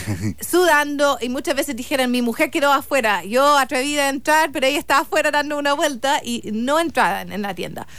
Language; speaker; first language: Spanish; non-native, fluent; English